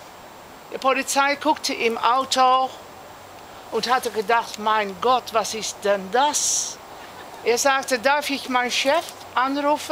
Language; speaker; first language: German; non-native, learner; Dutch